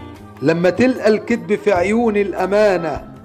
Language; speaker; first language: Arabic; native; Arabic